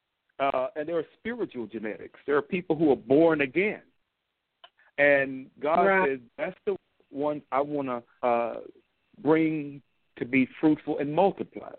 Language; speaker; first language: English; native; English